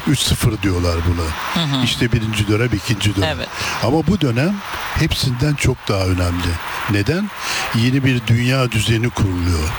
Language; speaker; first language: Turkish; native; Turkish